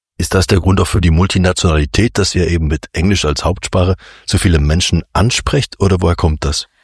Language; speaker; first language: German; native; German